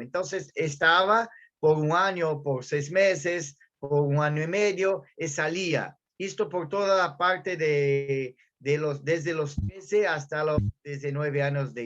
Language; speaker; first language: Spanish; non-native, fluent; Portuguese